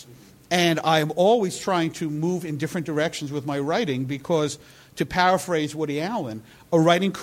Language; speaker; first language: English; native; English